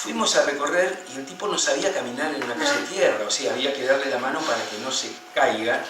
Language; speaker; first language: Spanish; native; Spanish